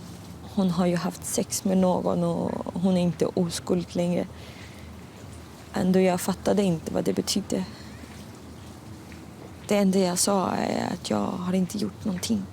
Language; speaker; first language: Swedish; early bilingual, other home language; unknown